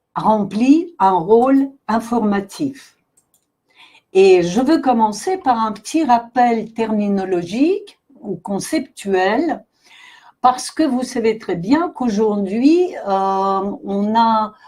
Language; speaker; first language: French; non-native, fluent; Russian